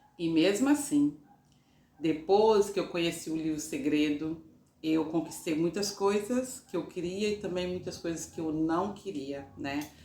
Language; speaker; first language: Portuguese; native; Portuguese